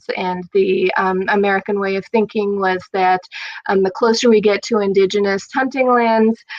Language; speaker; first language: English; native; English